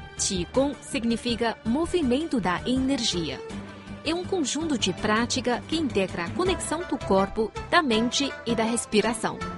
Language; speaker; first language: Portuguese; non-native, fluent; Chinese